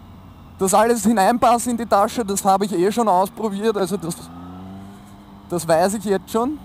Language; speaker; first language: German; native; German